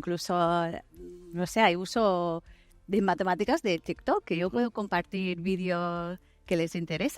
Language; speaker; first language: Spanish; non-native, fluent; English